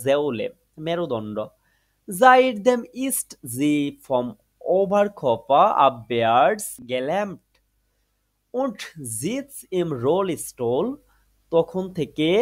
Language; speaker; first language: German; non-native, fluent; Bangla